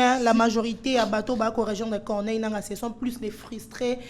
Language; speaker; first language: French; non-native, local second language; Lingala